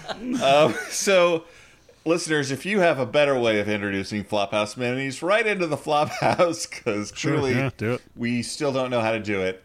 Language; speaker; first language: English; native; English